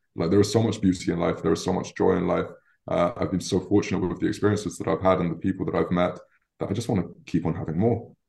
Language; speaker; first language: English; native; English